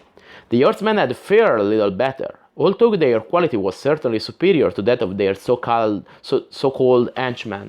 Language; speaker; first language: English; non-native, fluent; Italian